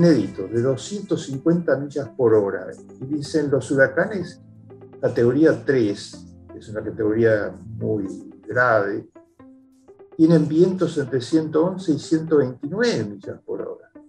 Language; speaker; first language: Spanish; native; Spanish